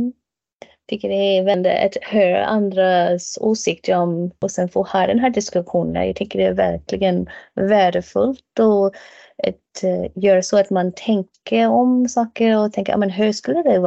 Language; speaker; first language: Swedish; non-native, fluent; English